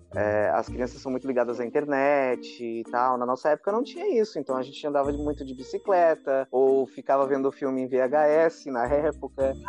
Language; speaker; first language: Portuguese; native; Portuguese